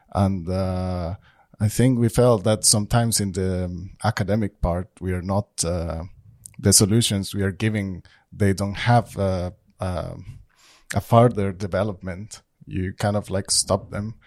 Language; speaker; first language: English; non-native, fluent; Spanish